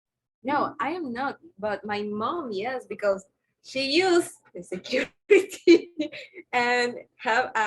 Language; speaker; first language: English; non-native, learner; Spanish